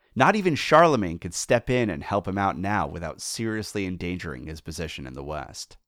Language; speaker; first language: English; native; English